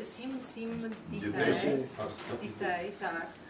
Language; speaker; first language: Ukrainian; non-native, fluent; Polish